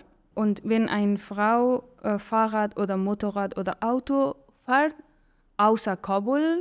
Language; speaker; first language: German; non-native, learner; Persian